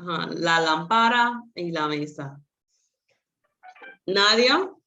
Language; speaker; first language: Spanish; non-native, fluent; English